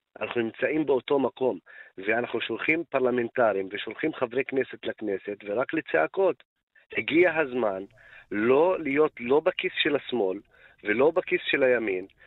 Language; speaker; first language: Hebrew; non-native, local second language; Arabic